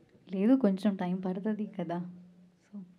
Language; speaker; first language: Telugu; non-native, fluent; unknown